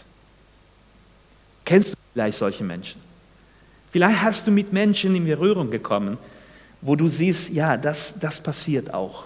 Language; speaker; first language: German; non-native, fluent; Spanish